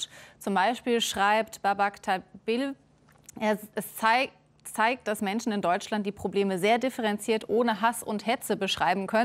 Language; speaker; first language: German; native; German